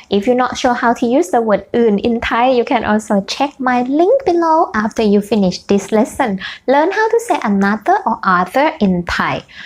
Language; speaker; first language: English; non-native, fluent; Thai